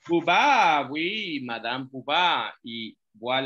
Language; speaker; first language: French; non-native, fluent; Spanish